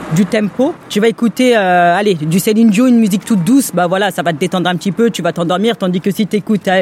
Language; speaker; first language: French; non-native, fluent; Turkish